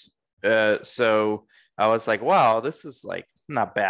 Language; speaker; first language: English; native; English